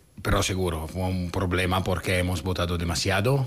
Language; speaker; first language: Spanish; non-native, fluent; Italian